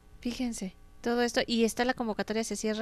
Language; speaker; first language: Spanish; native; Spanish